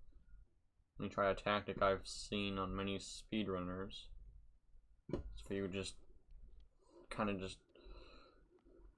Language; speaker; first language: English; native; English